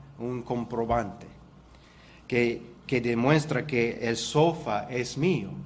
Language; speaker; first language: Spanish; non-native, fluent; English